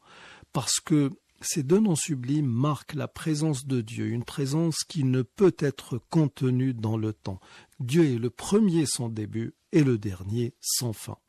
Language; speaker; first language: French; non-native, local second language; Arabic